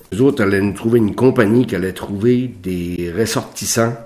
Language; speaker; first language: French; native; French